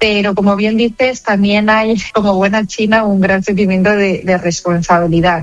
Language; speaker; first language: Spanish; native; Spanish